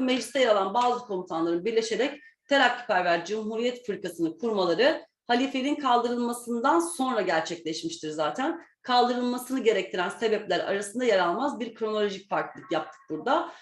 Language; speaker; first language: Turkish; native; Turkish